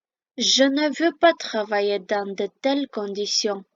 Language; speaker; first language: French; non-native, fluent; Armenian